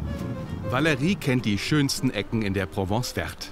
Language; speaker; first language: German; native; German